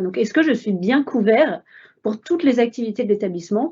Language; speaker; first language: French; native; French